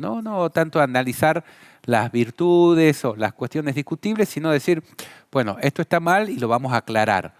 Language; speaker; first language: Spanish; native; Spanish